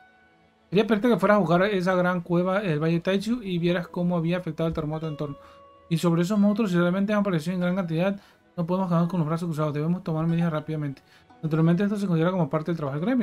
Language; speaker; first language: Spanish; native; Spanish